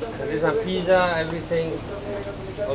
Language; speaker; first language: English; non-native, local second language; Hindi